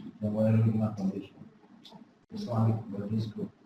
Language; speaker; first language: English; non-native, learner; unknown